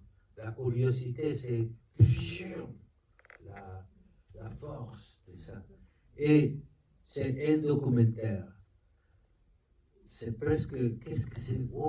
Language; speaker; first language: French; non-native, learner; Spanish